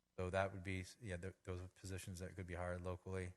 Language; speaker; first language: English; native; English